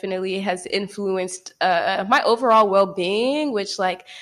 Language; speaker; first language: English; native; English